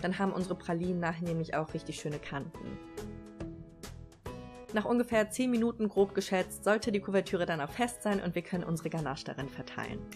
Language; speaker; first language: German; native; German